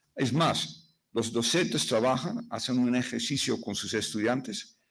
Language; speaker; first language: Spanish; non-native, fluent; Dutch